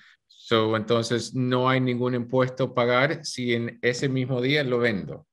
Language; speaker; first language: Spanish; early bilingual, heritage; Spanish